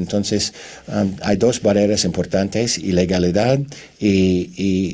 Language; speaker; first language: Spanish; non-native, fluent; English